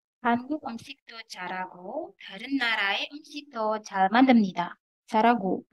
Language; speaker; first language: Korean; non-native, fluent; Indonesian